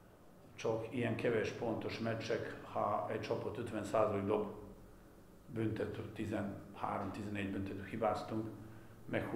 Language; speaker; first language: Hungarian; non-native, fluent; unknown